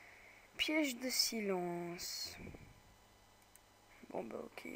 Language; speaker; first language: French; native; French